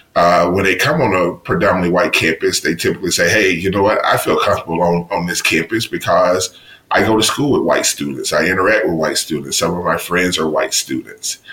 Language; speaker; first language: English; native; English